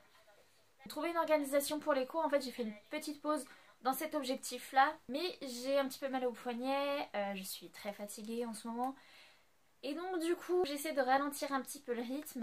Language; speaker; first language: French; native; French